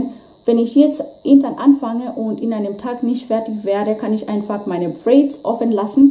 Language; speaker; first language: German; non-native, fluent; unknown